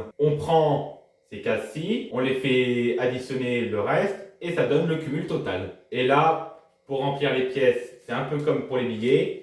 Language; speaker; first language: French; native; French